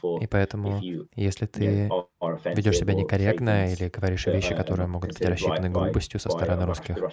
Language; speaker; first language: Russian; non-native, fluent; English